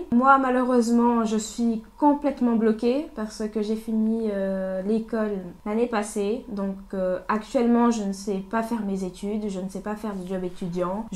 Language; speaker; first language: French; early bilingual, other home language; Portuguese